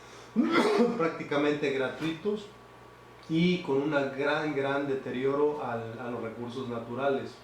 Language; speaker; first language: Spanish; native; Spanish